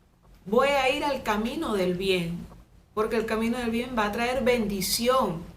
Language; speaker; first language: Spanish; native; Spanish